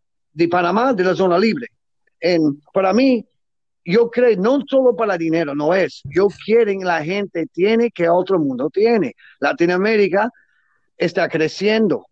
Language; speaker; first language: Spanish; non-native, learner; English